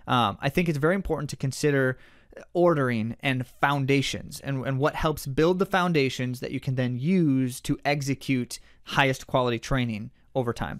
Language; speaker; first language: English; native; English